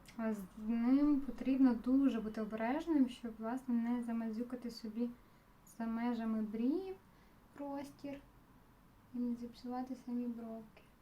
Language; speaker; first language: Ukrainian; non-native, local second language; Russian